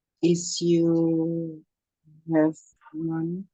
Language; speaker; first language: English; non-native, learner; Indonesian